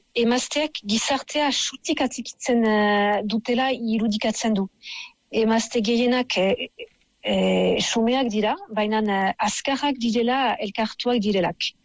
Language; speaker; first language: Basque; native; Basque